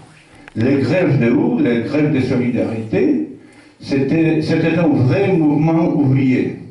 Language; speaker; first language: French; non-native, fluent; Polish